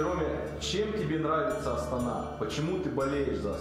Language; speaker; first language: Russian; native; Russian